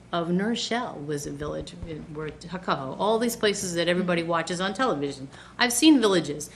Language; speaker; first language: English; native; English